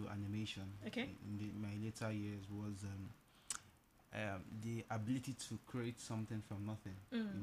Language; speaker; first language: English; non-native, local second language; Igbo